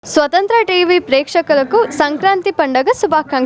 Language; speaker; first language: Telugu; non-native, learner; Kannada